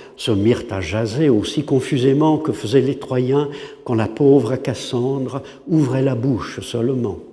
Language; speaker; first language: French; non-native, fluent; English